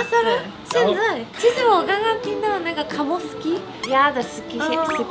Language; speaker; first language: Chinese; non-native, fluent; Japanese